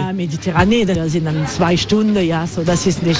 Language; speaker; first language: German; non-native, learner; French